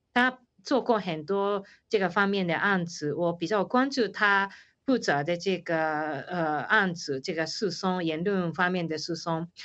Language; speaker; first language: Chinese; non-native, fluent; Japanese